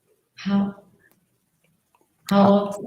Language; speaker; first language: English; non-native, learner; Arabic